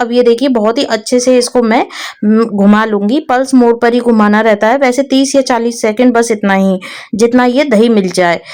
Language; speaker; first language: Hindi; native; Hindi